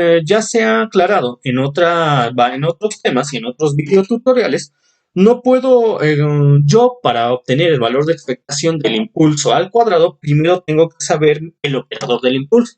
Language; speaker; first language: Spanish; native; Spanish